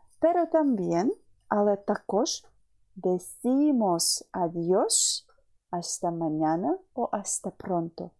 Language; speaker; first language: Spanish; non-native, fluent; Ukrainian